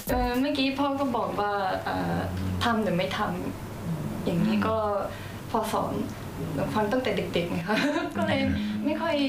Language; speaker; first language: Thai; early bilingual, heritage; Japanese